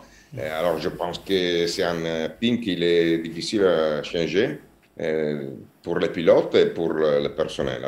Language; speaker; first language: French; non-native, learner; Italian